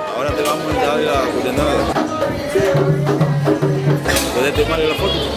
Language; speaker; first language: Spanish; native; Spanish